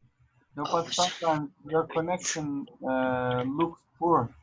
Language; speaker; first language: English; non-native, fluent; Arabic